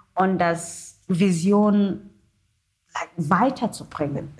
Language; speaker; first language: German; non-native, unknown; Xhosa